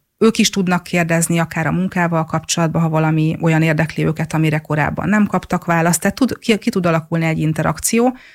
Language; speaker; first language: Hungarian; native; Hungarian